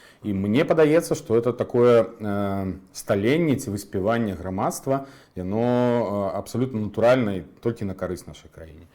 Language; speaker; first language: Belarusian; native; Belarusian